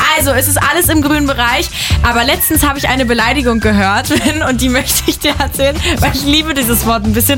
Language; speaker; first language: German; native; German